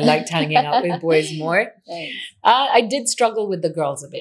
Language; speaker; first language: English; non-native, local second language; Swahili